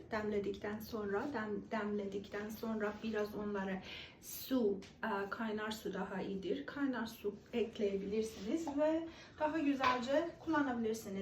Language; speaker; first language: Turkish; non-native, learner; Persian